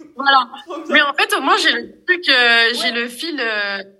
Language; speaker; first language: French; native; French